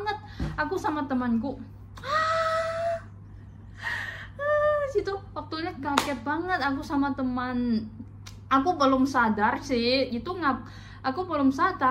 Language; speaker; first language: Indonesian; non-native, fluent; Chinese